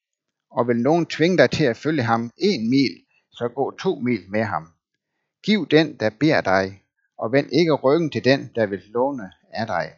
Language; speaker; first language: Danish; native; Danish